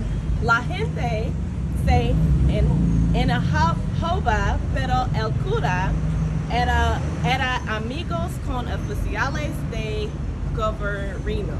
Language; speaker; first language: Spanish; non-native, learner; English